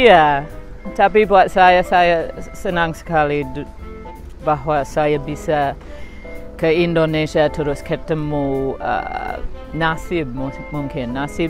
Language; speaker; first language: Indonesian; non-native, fluent; English